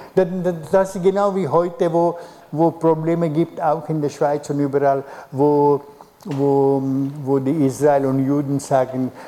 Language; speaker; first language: German; non-native, fluent; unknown